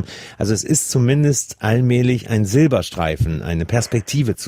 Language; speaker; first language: German; native; German